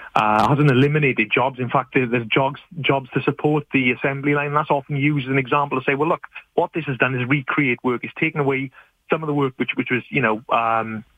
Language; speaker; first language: English; native; English